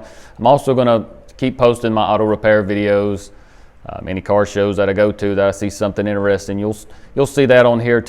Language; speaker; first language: English; native; English